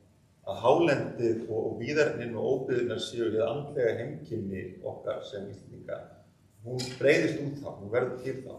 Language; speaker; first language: Icelandic; native; Icelandic